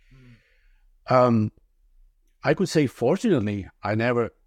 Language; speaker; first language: English; non-native, fluent; Italian